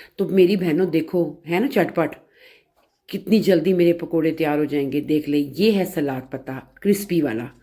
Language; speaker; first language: Urdu; non-native, local second language; Punjabi